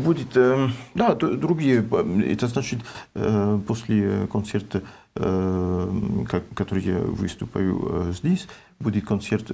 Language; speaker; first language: Russian; non-native, learner; French